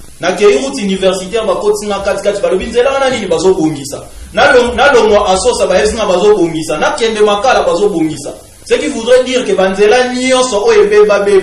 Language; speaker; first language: Lingala; native; Lingala